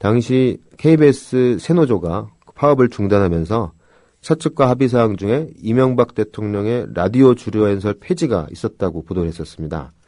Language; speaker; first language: Korean; native; Korean